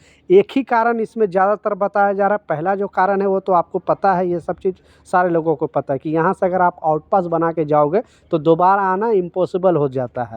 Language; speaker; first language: Hindi; native; Hindi